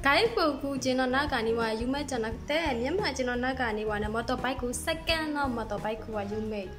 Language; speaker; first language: Japanese; non-native, learner; Burmese